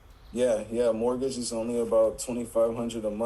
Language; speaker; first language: English; native; English